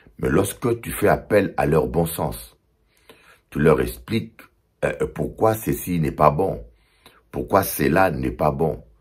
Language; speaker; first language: French; non-native, local second language; Lingala